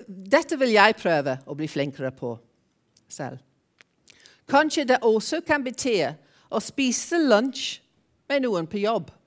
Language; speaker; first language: Norwegian; non-native, fluent; English